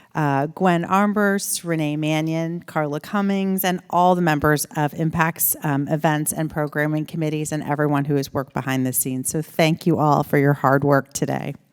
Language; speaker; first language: English; native; English